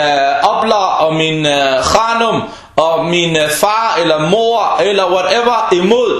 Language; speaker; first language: Danish; early bilingual, other home language; Arabic